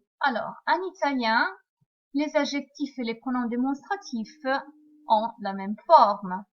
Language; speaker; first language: French; non-native, fluent; Italian